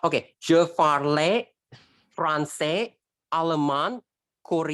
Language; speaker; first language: French; non-native, learner; Indonesian